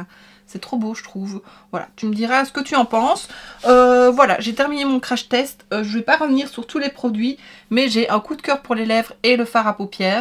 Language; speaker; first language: French; native; French